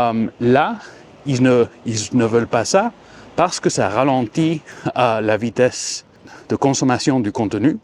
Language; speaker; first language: French; non-native, fluent; Spanish